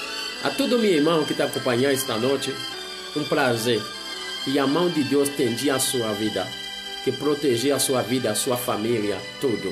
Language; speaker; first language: Portuguese; non-native, learner; Haitian Creole